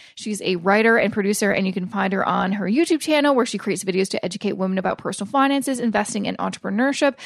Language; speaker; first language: English; native; English